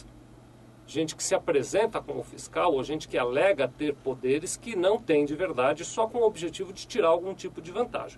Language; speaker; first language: Portuguese; native; Portuguese